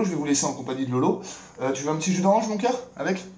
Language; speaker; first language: French; native; French